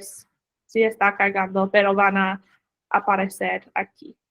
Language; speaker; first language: Spanish; non-native, fluent; English